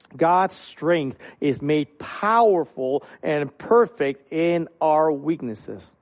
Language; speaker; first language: English; non-native, local second language; Cantonese